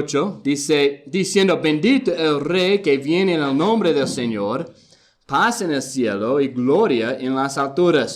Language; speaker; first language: Spanish; non-native, fluent; English